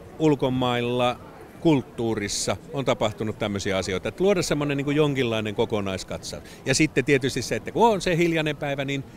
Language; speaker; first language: Finnish; native; Finnish